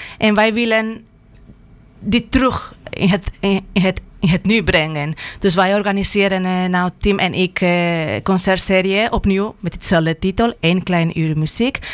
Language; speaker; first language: Dutch; non-native, fluent; Spanish